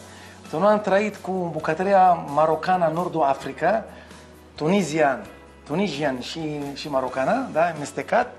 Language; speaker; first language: Romanian; non-native, learner; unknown